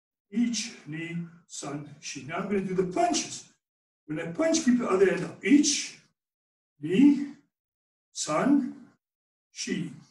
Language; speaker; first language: English; non-native, local second language; Afrikaans